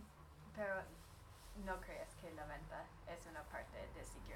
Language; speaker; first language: Spanish; non-native, learner; English